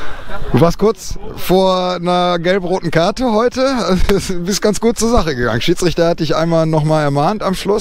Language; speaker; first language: German; native; German